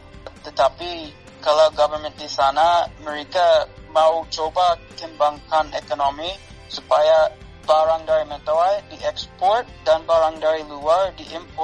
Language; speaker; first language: Indonesian; non-native, fluent; English